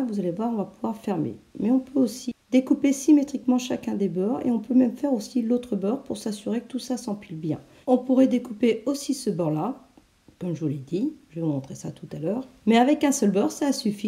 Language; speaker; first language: French; native; French